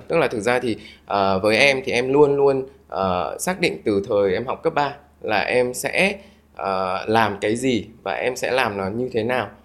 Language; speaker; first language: Vietnamese; native; Vietnamese